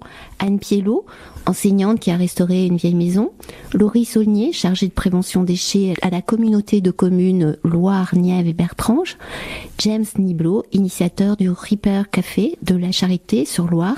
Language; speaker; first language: French; native; French